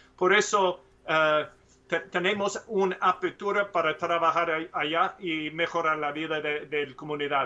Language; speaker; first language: Spanish; non-native, learner; English